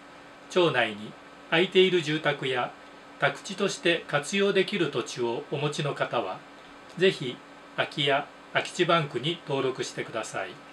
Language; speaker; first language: Japanese; native; Japanese